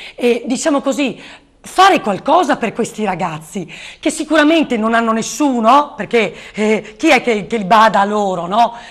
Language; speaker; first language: Italian; native; Italian